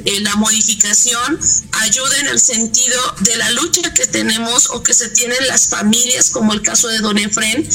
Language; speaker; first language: Spanish; native; Spanish